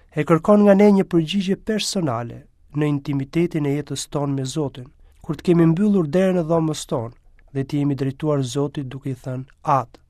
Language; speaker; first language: Albanian; native; Albanian